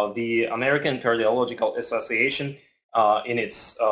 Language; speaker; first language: English; non-native, fluent; Russian